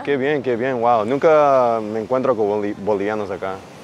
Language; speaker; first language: Spanish; early bilingual, heritage; Spanish